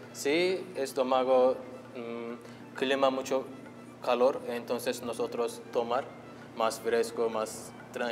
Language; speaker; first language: Spanish; non-native, learner; Turkish